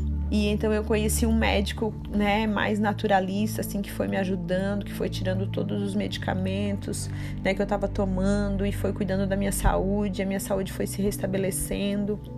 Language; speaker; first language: Portuguese; native; Portuguese